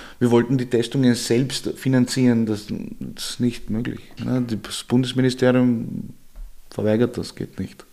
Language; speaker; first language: German; early bilingual, other home language; Georgian